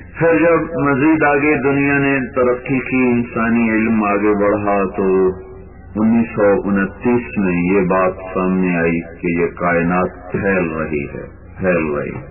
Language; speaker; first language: Urdu; non-native, local second language; Punjabi